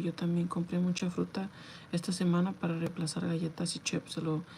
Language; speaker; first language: Spanish; early bilingual, heritage; Spanish